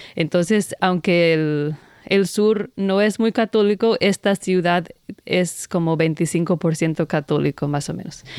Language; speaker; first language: Spanish; non-native, fluent; English